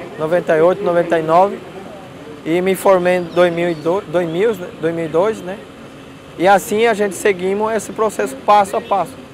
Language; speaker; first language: Portuguese; non-native, local second language; Guarani